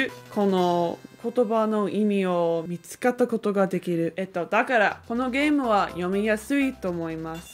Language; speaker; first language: Japanese; non-native, learner; English